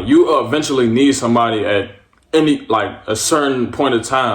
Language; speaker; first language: English; native; English